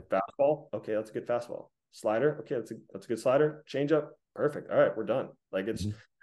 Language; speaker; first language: English; native; English